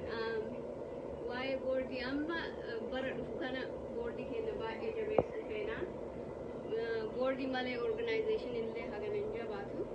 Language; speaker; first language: Oromo; early bilingual, heritage; Oromo